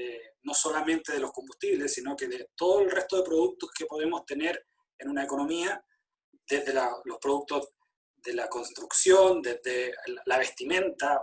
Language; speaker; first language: Spanish; native; Spanish